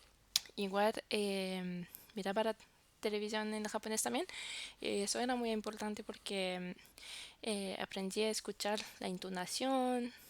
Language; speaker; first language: Spanish; non-native, fluent; French